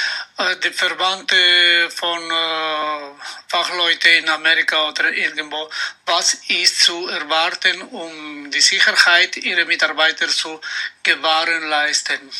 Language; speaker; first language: German; non-native, learner; Spanish